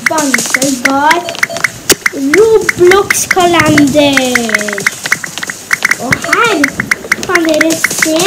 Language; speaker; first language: Norwegian; non-native, learner; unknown